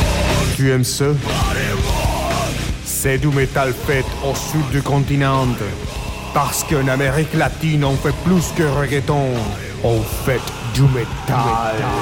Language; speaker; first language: French; non-native, fluent; Spanish